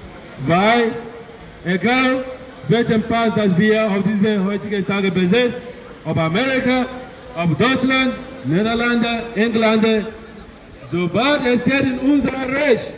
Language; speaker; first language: German; non-native, learner; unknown